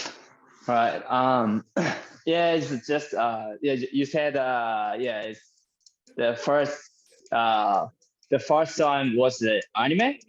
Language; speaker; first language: English; non-native, learner; Japanese